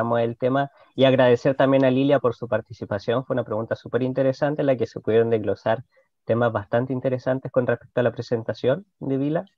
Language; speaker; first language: Spanish; native; Spanish